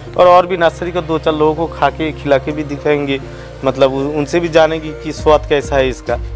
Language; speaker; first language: Hindi; non-native, local second language; Bangla